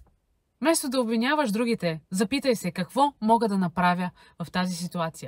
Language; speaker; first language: Bulgarian; native; Bulgarian